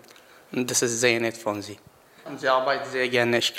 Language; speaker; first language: German; non-native, learner; Arabic